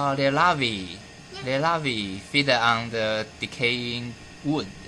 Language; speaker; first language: English; non-native, fluent; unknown